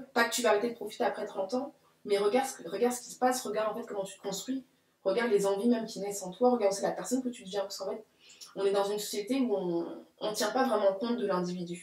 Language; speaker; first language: French; native; French